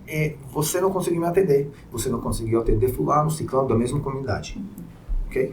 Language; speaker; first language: Portuguese; non-native, fluent; Hebrew